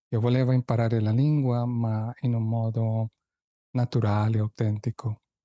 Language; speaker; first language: Italian; non-native, fluent; Spanish